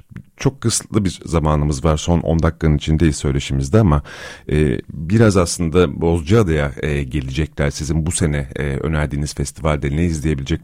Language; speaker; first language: Turkish; native; Turkish